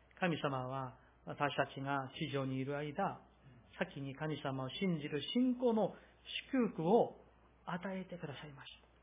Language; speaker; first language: Japanese; non-native, fluent; Korean